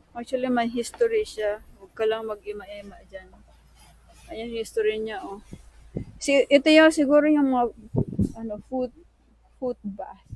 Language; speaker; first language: Filipino; non-native, local second language; Waray